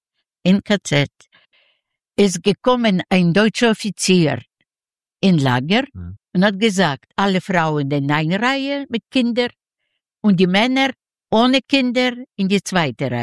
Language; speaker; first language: German; non-native, learner; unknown